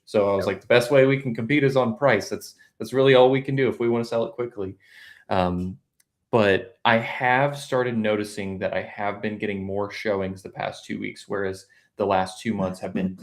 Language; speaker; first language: English; native; English